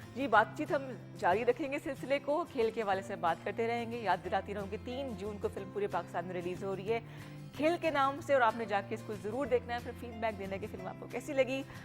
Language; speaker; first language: Urdu; native; Urdu